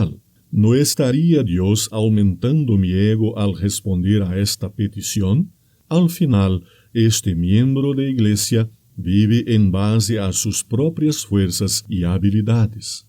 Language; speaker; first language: Spanish; non-native, fluent; Portuguese